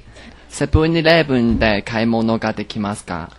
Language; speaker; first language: Japanese; non-native, learner; Chinese